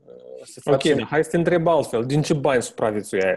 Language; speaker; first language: Romanian; native; Romanian